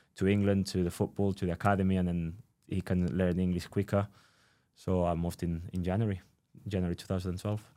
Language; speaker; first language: English; non-native, fluent; Spanish